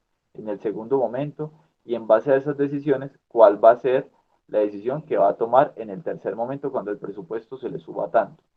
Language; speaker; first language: Spanish; native; Spanish